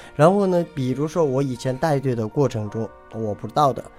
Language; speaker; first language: Chinese; non-native, local second language; Tibetan